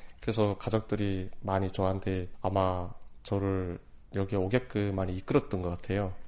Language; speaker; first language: Korean; native; Korean